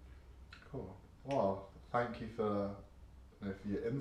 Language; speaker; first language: English; native; English